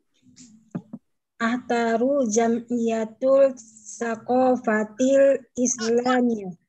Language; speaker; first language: Arabic; non-native, learner; Indonesian